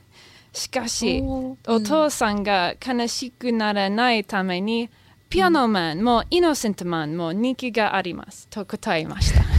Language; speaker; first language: Japanese; non-native, learner; English